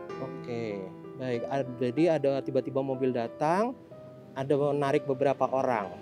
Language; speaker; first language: Indonesian; native; Indonesian